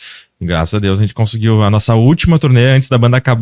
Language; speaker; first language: Portuguese; native; Portuguese